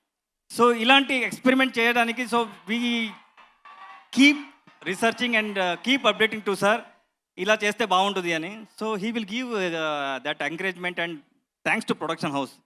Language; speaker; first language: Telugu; non-native, learner; Kannada